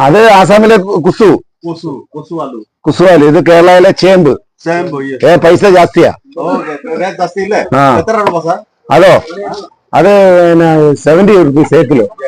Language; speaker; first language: Malayalam; non-native, learner; Assamese